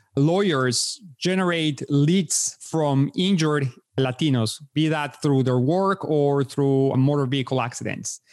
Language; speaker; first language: English; non-native, fluent; Spanish